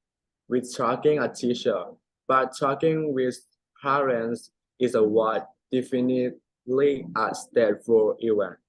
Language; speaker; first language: English; non-native, learner; Thai